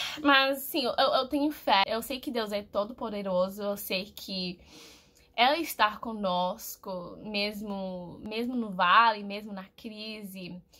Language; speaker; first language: Portuguese; non-native, fluent; English